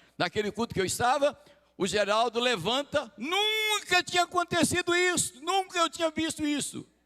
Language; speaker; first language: Portuguese; native; Portuguese